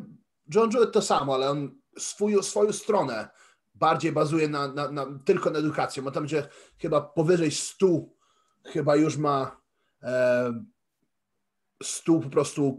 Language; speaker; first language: Polish; early bilingual, heritage; Polish